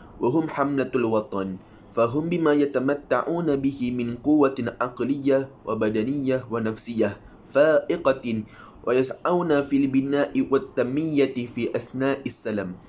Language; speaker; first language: Arabic; non-native, learner; Malay